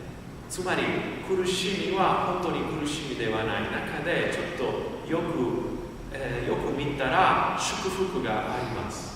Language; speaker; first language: Japanese; non-native, fluent; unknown